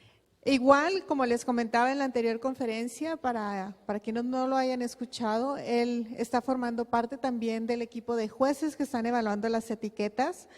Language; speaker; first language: Spanish; native; Spanish